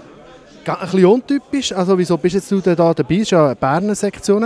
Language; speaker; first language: German; native; German